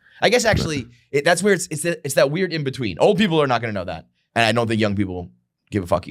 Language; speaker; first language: English; native; English